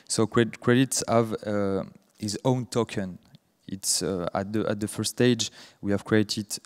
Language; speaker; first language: English; non-native, fluent; French